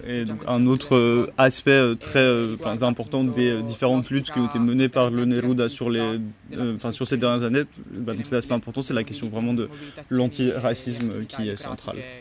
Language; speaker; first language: French; non-native, fluent; Italian